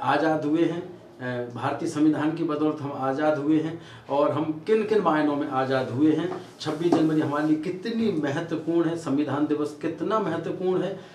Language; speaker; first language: Hindi; native; Hindi